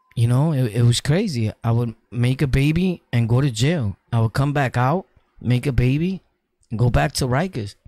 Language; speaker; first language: English; early bilingual, other home language; Spanish